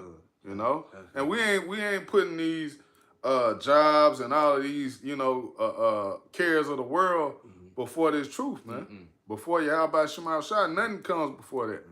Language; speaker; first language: English; native; English